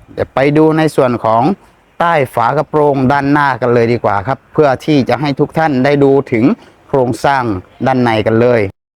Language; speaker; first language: Thai; native; Thai